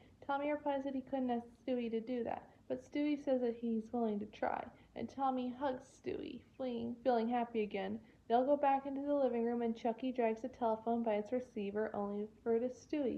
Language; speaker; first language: English; native; English